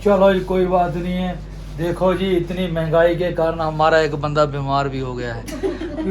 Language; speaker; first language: Hindi; non-native, local second language; Punjabi